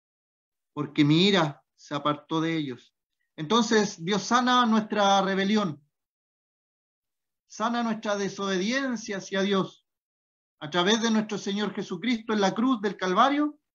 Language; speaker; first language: Spanish; native; Spanish